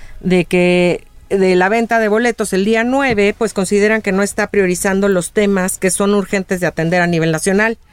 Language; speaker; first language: Spanish; native; Spanish